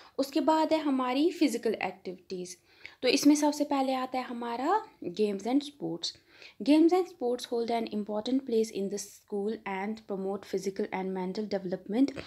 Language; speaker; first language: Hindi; non-native, local second language; Kashmiri